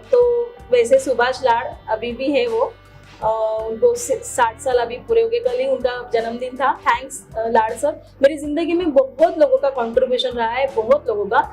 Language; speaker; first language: Hindi; non-native, local second language; Marathi